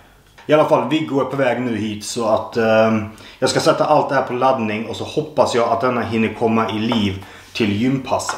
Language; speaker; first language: Swedish; native; Swedish